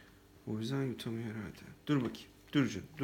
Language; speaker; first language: Turkish; native; Turkish